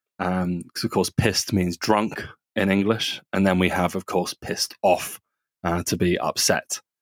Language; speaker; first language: English; native; English